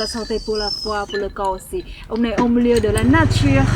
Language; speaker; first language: French; non-native, fluent; Vietnamese